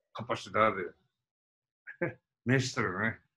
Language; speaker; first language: Portuguese; non-native, fluent; Japanese